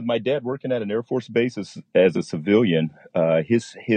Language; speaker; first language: English; native; English